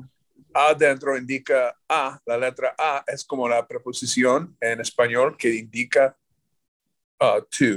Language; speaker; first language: Spanish; non-native, learner; English